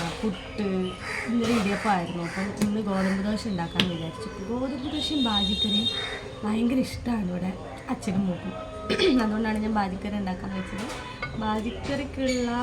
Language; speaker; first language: Malayalam; native; Malayalam